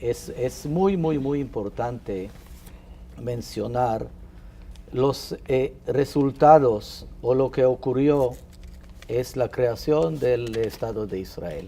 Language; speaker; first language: Spanish; non-native, fluent; Hebrew